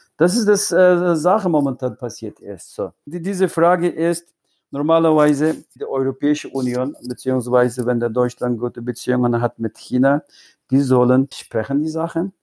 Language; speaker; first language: German; non-native, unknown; Uyghur